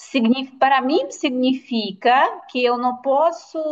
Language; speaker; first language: Portuguese; non-native, fluent; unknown